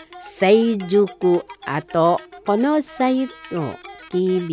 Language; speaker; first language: Japanese; non-native, fluent; Indonesian